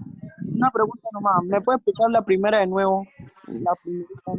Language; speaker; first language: Spanish; native; Spanish